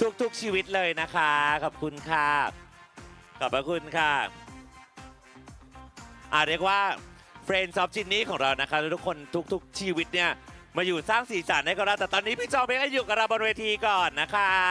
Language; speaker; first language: Thai; native; Thai